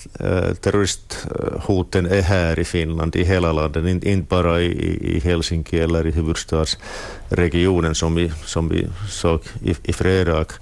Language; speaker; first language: Swedish; non-native, local second language; Finnish